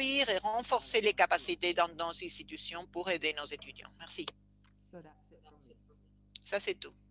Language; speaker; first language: French; non-native, fluent; Spanish